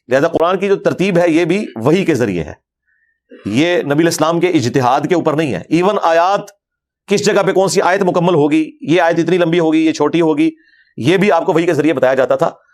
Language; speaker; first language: Urdu; non-native, local second language; Punjabi